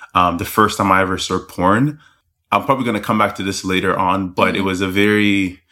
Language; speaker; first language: English; non-native, local second language; Yoruba